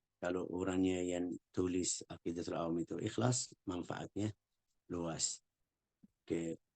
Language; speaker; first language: Indonesian; non-native, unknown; Arabic